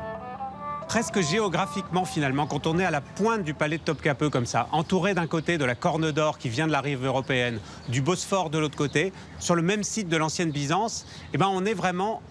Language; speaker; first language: French; native; French